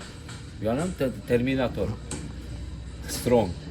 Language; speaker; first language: English; non-native, learner; Turkish